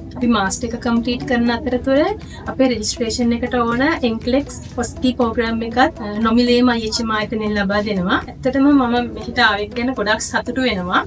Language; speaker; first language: Sinhala; native; Sinhala